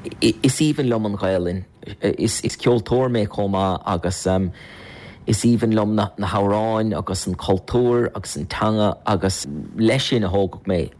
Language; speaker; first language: Irish; native; Irish